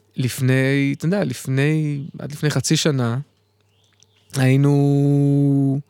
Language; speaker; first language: Hebrew; native; Hebrew